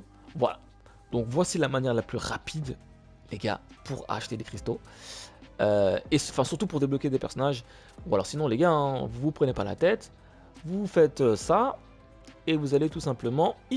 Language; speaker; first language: French; native; French